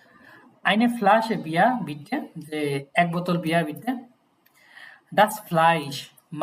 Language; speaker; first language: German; non-native, learner; Bangla